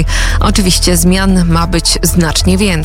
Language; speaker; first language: Polish; native; Polish